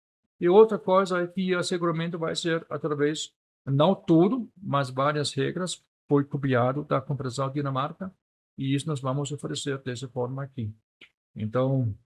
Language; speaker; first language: Portuguese; non-native, fluent; Danish